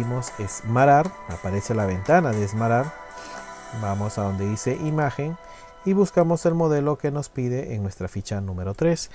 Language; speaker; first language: Spanish; native; Spanish